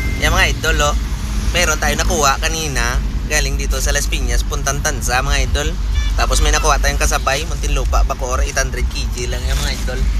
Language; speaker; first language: Filipino; non-native, local second language; Hiligaynon